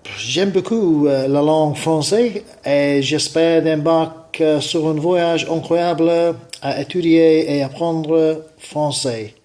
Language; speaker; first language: French; non-native, learner; English